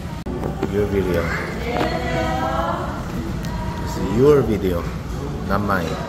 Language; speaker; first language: English; non-native, learner; Korean